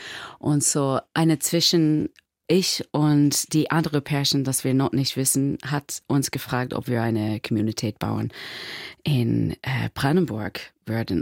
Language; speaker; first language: German; non-native, learner; English